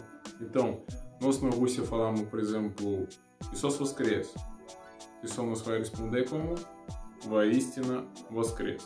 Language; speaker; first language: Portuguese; non-native, learner; Russian